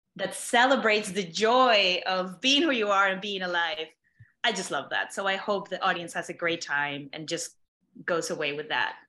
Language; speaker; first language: English; non-native, fluent; Spanish